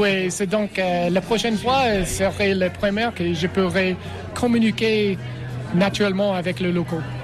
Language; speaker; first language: French; non-native, learner; English